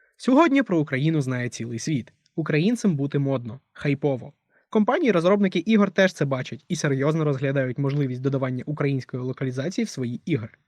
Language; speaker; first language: Ukrainian; non-native, local second language; Russian